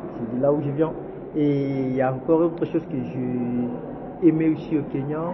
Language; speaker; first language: French; non-native, local second language; Lingala